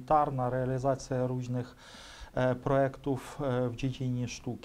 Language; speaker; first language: Polish; non-native, fluent; Ukrainian